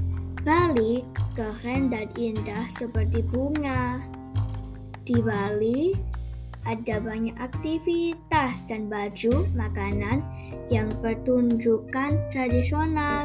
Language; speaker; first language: Indonesian; non-native, learner; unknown